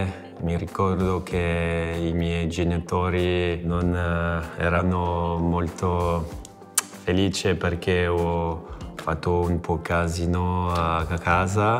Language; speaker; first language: Italian; non-native, fluent; French